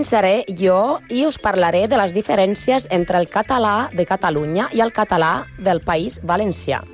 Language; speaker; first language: Catalan; non-native, learner; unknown